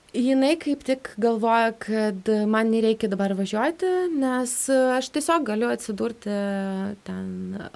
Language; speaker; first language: Lithuanian; non-native, fluent; Russian